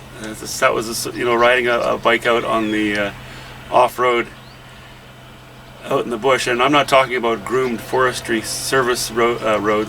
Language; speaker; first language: English; native; English